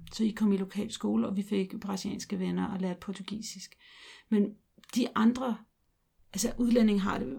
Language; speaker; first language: Danish; native; Danish